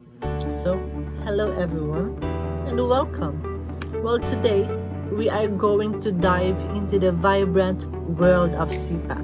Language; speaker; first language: English; non-native, local second language; Cebuano